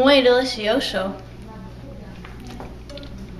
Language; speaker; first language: Spanish; non-native, learner; English